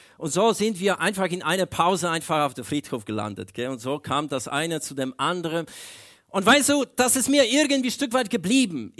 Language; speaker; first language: German; non-native, fluent; Polish